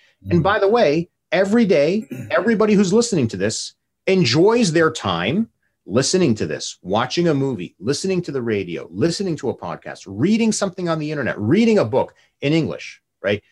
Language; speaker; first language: English; native; English